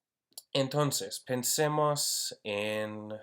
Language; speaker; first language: Spanish; non-native, fluent; English